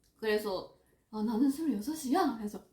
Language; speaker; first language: Korean; non-native, fluent; Japanese